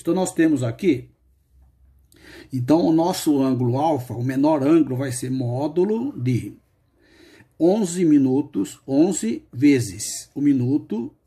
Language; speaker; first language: Portuguese; native; Portuguese